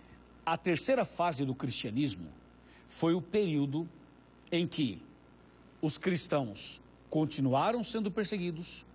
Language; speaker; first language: Portuguese; native; Portuguese